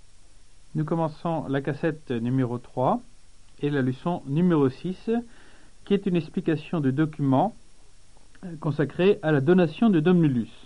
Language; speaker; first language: French; native; French